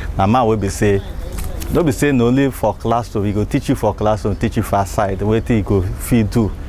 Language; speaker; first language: Nigerian Pidgin; native; Nigerian Pidgin